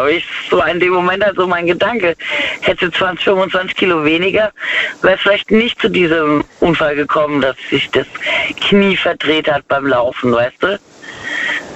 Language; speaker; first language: German; native; German